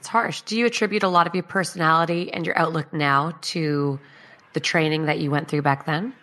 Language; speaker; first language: English; native; English